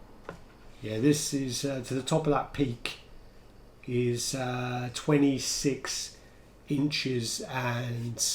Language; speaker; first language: English; native; English